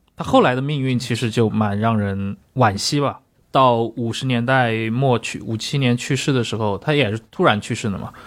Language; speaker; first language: Chinese; native; Chinese